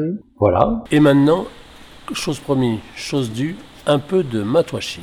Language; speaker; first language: French; native; French